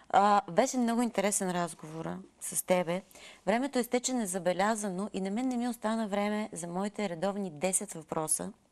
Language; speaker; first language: Bulgarian; native; Bulgarian